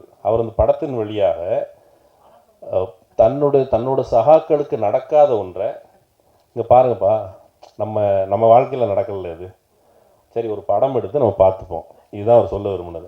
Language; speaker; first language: Tamil; native; Tamil